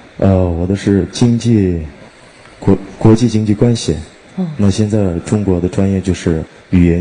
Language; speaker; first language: Chinese; non-native, fluent; Kyrgyz